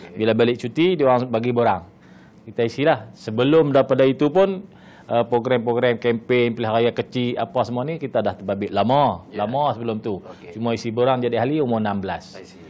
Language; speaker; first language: Malay; native; Malay